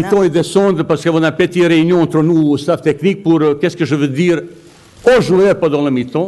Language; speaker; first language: French; non-native, fluent; Bosnian